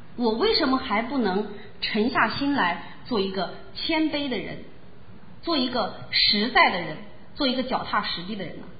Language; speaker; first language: Chinese; native; Chinese